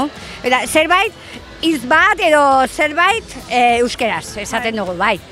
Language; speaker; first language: Basque; non-native, local second language; Spanish